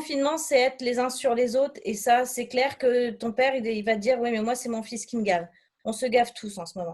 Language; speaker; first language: French; native; French